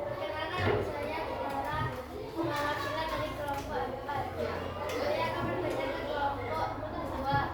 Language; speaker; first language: Indonesian; native; Indonesian